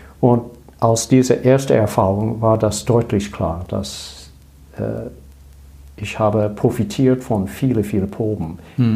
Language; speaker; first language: German; non-native, learner; English